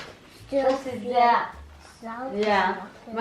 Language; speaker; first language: German; early bilingual, other home language; Filipino